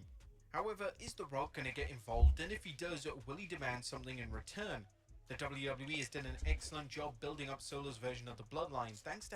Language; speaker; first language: English; native; English